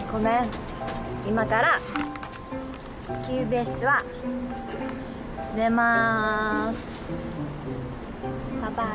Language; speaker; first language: Japanese; non-native, learner; Korean